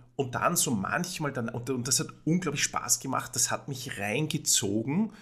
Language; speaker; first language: German; native; German